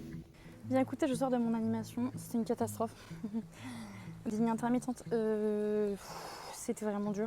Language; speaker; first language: French; native; French